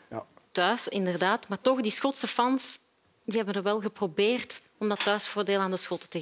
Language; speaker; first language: Dutch; native; Dutch